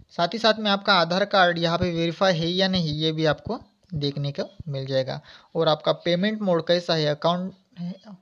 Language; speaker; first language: Hindi; non-native, local second language; Marathi